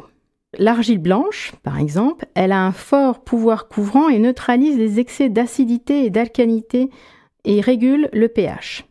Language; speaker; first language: French; native; French